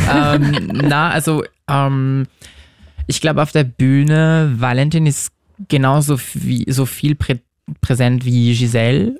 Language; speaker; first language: German; non-native, fluent; French